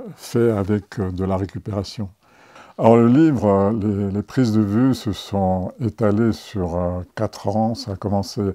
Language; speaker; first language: French; native; French